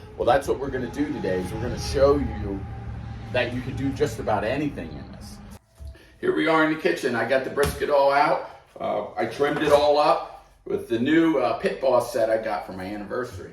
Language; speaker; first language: English; native; English